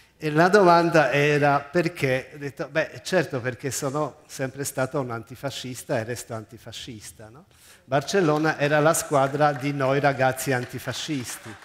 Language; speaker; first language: Italian; non-native, fluent; Polish